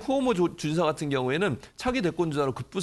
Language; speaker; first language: Korean; native; Korean